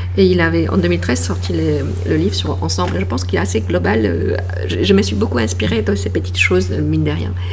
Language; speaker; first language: French; non-native, fluent; Polish